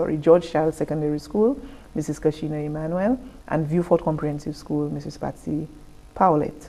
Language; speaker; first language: English; native; English